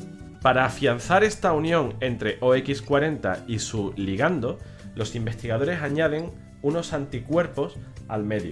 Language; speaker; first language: Spanish; native; Spanish